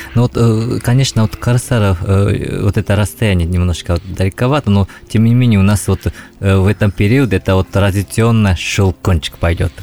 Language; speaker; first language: Russian; non-native, fluent; Japanese